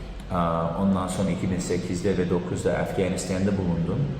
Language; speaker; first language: Turkish; early bilingual, heritage; Turkish